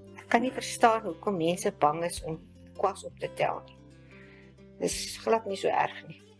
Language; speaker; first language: Afrikaans; native; Afrikaans